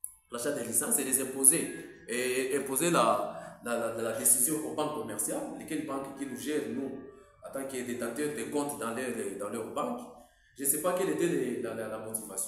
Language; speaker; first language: French; non-native, local second language; Swahili